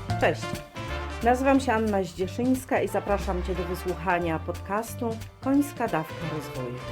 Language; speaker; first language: Polish; native; Polish